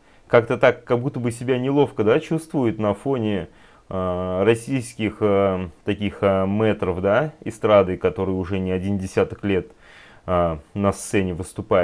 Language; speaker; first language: Russian; native; Russian